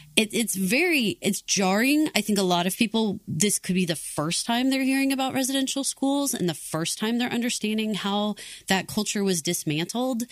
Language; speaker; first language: English; native; English